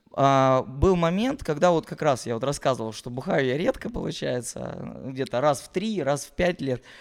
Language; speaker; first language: Russian; native; Russian